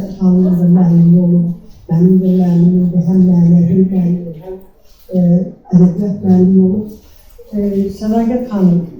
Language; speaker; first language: Azerbaijani; non-native, local second language; Lezghian